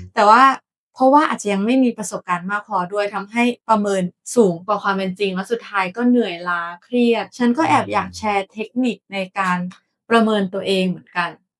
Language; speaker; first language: Thai; native; Thai